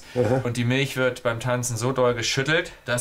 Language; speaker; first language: German; native; German